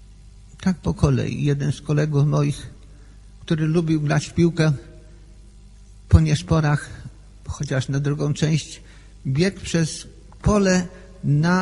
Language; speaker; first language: Polish; native; Polish